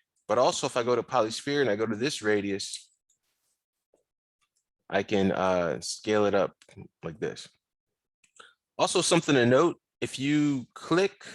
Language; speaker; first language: English; native; English